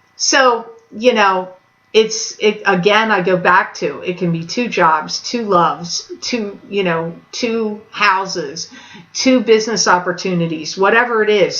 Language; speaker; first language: English; native; English